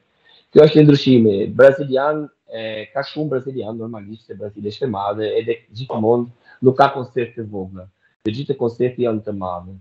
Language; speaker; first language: Albanian; non-native, learner; Portuguese